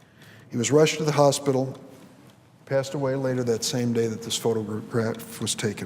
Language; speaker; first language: English; native; English